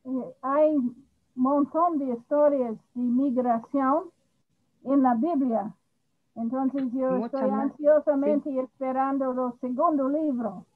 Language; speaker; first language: Spanish; non-native, fluent; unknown